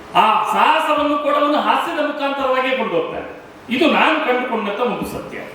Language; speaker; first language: Kannada; non-native, local second language; Tulu